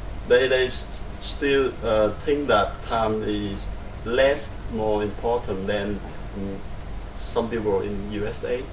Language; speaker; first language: English; non-native, learner; Vietnamese